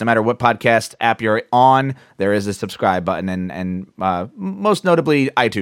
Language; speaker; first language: English; native; English